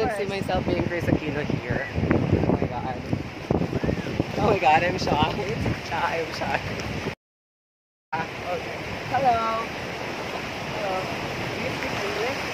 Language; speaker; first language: English; non-native, fluent; Filipino